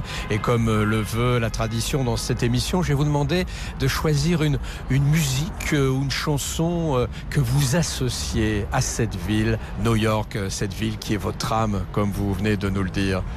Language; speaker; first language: French; native; French